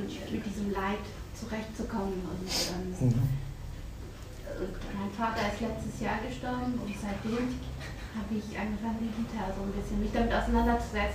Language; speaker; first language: German; early bilingual, other home language; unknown